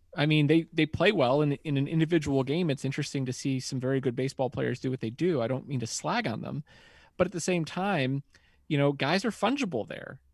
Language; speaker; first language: English; native; English